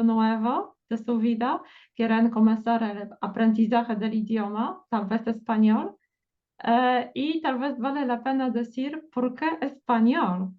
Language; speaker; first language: Spanish; non-native, fluent; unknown